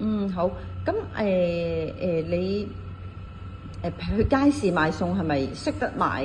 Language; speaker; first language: Cantonese; native; Cantonese